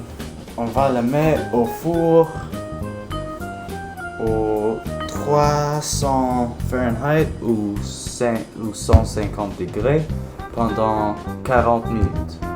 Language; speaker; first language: French; non-native, learner; English